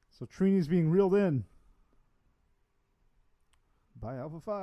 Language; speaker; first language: English; native; English